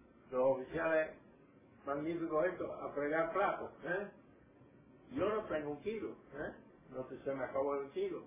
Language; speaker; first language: Spanish; native; Spanish